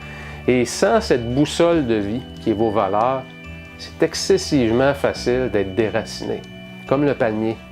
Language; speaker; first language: French; native; French